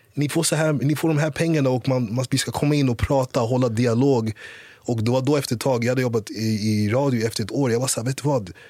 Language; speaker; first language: Swedish; early bilingual, other home language; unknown